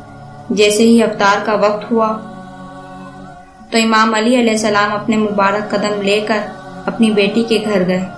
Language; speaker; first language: Urdu; native; Urdu